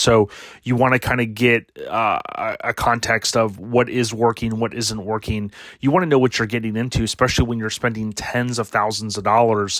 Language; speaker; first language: English; native; English